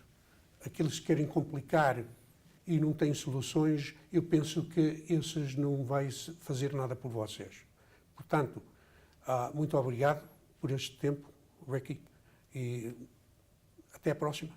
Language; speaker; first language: Portuguese; early bilingual, heritage; Portuguese